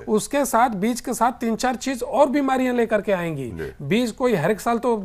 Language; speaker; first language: Hindi; native; Hindi